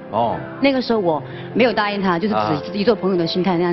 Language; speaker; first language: Chinese; native; Chinese